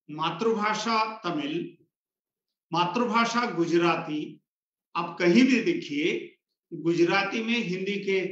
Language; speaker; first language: Hindi; non-native, local second language; Kannada